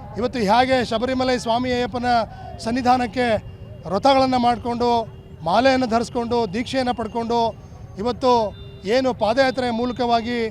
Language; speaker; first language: Kannada; non-native, local second language; Lambadi